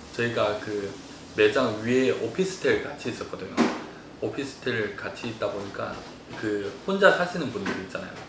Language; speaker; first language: Korean; early bilingual, heritage; Korean